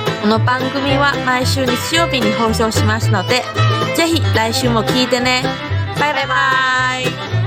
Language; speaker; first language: Japanese; non-native, fluent; Korean